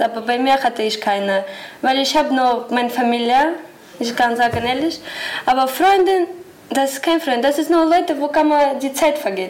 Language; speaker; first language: German; non-native, learner; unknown